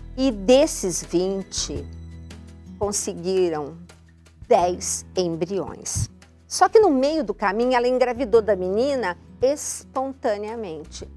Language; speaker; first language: Portuguese; native; Portuguese